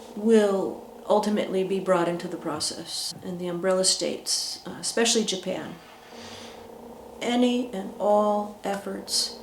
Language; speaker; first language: English; native; English